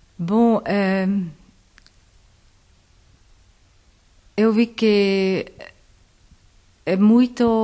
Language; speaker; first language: Portuguese; non-native, learner; Italian